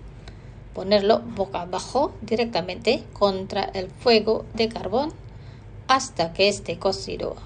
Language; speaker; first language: Spanish; non-native, fluent; Indonesian